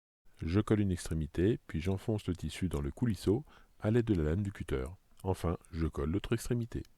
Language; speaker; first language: French; native; French